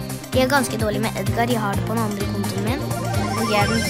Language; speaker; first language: Norwegian; early bilingual, other home language; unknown